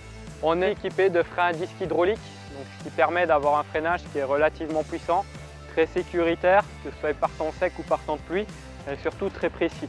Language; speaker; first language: French; native; French